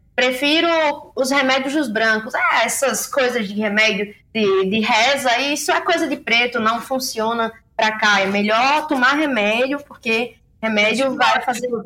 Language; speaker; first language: Portuguese; native; Portuguese